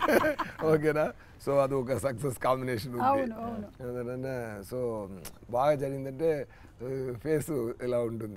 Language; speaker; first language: Telugu; non-native, fluent; Tamil